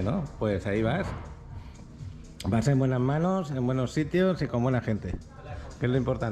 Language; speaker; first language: Spanish; native; Spanish